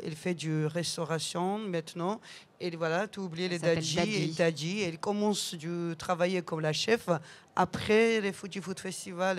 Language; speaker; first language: French; non-native, learner; Georgian